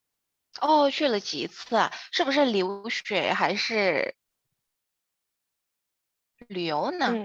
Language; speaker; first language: Chinese; non-native, fluent; Indonesian